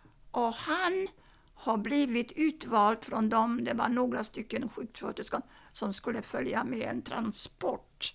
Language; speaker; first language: Swedish; non-native, fluent; Yiddish